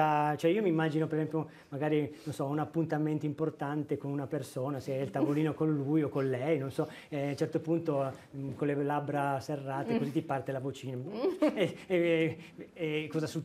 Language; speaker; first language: Italian; native; Italian